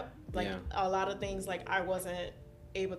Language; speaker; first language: English; early bilingual, other home language; Haitian Creole